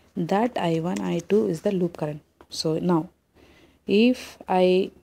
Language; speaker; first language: English; non-native, local second language; Tamil